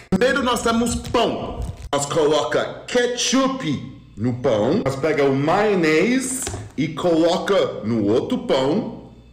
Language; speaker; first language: Portuguese; non-native, learner; English